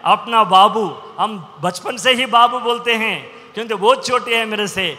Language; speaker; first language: Hindi; non-native, local second language; Telugu